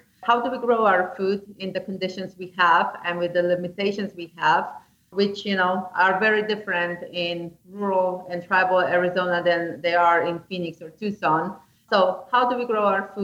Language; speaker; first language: English; non-native, fluent; Slovenian